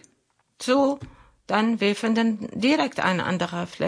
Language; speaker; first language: German; non-native, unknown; Arabic